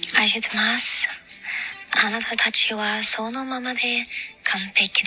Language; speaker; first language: Japanese; non-native, learner; Norwegian